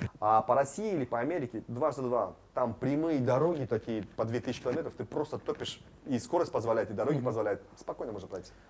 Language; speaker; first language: Russian; non-native, local second language; Tajik